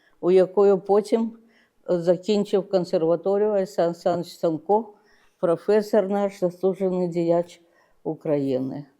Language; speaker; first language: Ukrainian; non-native, local second language; Russian